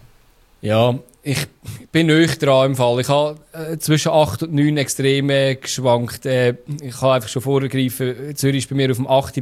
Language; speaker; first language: German; native; German